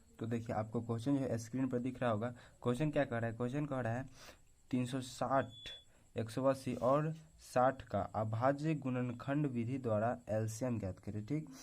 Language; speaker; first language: Hindi; native; Hindi